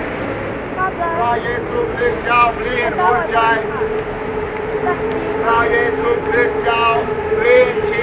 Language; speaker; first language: Thai; non-native, learner; English